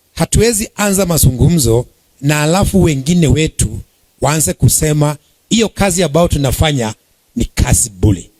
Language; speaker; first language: Swahili; non-native, local second language; Kikuyu